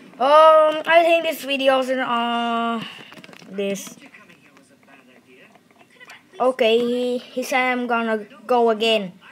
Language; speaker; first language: English; non-native, learner; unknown